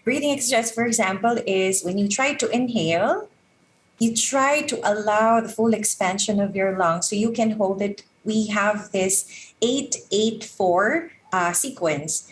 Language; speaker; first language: English; non-native, local second language; Filipino